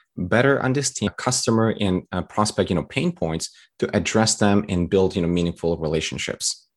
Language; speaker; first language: English; early bilingual, other home language; Tajik